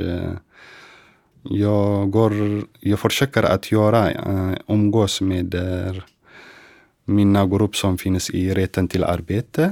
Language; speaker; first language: Swedish; non-native, fluent; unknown